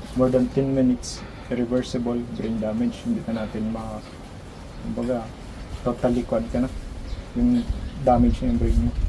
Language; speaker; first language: Filipino; non-native, local second language; Hiligaynon